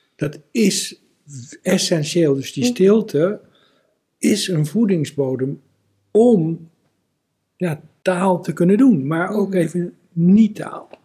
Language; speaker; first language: Dutch; native; Dutch